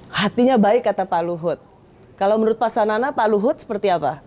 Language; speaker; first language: Indonesian; native; Indonesian